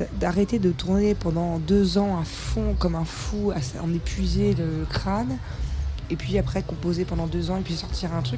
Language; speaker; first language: French; native; French